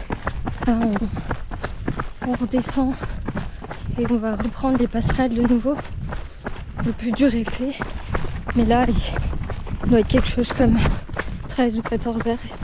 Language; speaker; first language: French; native; French